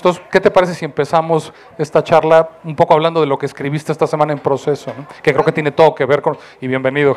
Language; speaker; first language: Spanish; native; Spanish